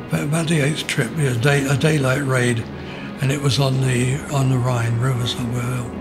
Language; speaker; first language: English; native; English